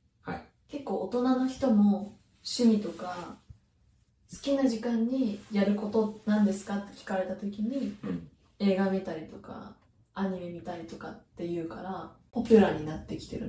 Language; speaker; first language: Japanese; non-native, learner; English